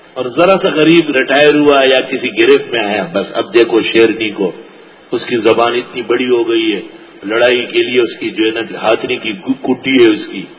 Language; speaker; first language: Urdu; non-native, local second language; Pashto